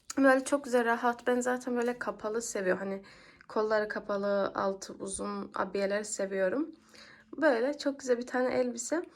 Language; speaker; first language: Turkish; early bilingual, heritage; Turkish